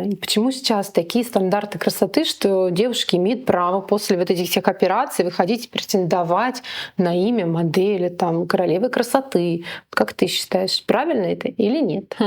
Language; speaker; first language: Russian; native; Russian